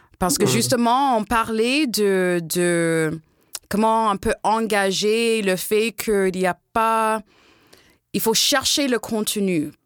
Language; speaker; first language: French; non-native, local second language; English